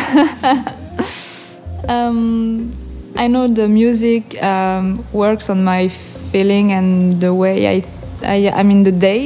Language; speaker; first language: English; non-native, learner; French